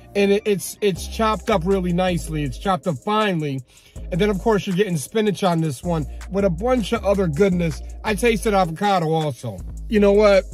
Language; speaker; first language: English; native; English